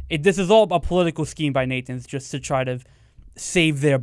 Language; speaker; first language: English; native; English